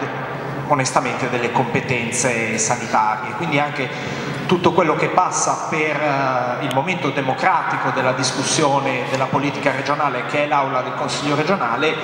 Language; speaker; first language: Italian; native; Italian